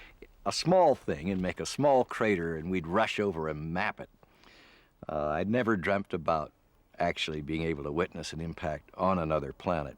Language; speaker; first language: English; native; English